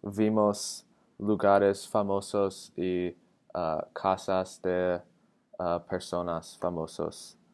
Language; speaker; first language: Spanish; non-native, learner; English